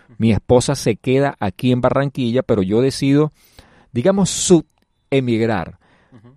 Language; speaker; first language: Spanish; native; Spanish